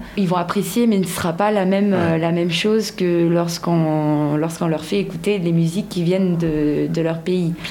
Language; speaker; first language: French; non-native, local second language; Malagasy